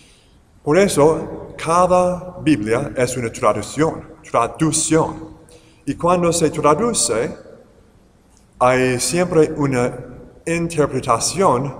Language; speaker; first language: Spanish; non-native, fluent; English